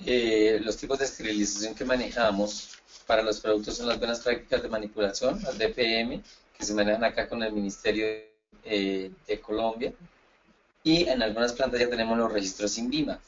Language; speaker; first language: Spanish; native; Spanish